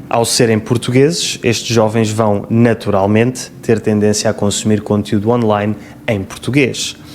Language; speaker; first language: Portuguese; native; Portuguese